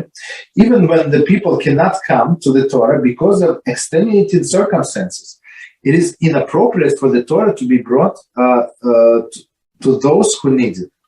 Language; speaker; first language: English; non-native, fluent; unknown